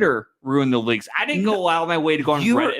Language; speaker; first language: English; native; English